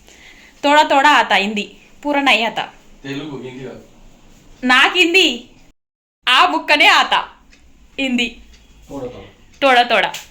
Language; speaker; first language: Telugu; native; Telugu